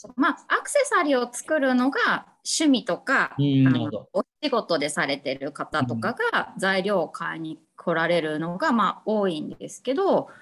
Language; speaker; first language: Japanese; native; Japanese